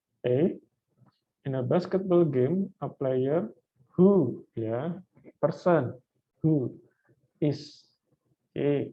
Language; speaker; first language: English; non-native, fluent; Indonesian